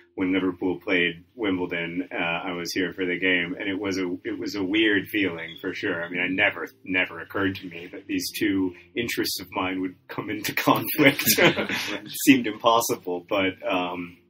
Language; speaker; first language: English; native; English